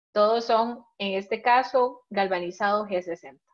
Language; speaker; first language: Spanish; native; Spanish